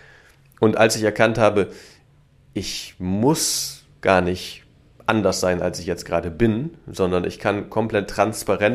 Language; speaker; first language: German; native; German